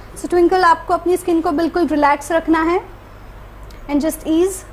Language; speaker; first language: Hindi; native; Hindi